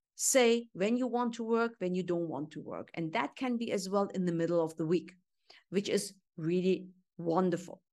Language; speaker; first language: English; non-native, fluent; Turkish